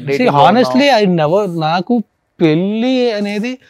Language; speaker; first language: Telugu; native; Telugu